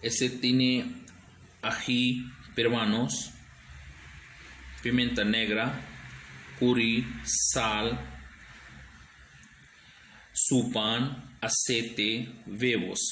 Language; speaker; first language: Spanish; non-native, learner; Urdu